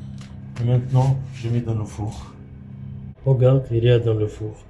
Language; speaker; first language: French; non-native, learner; Arabic